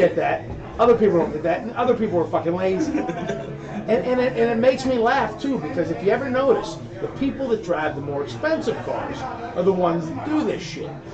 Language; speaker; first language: English; native; English